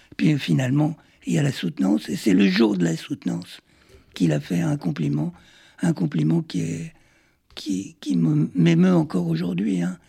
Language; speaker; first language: French; early bilingual, other home language; Arabic